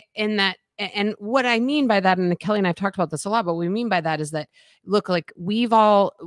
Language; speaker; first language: English; native; English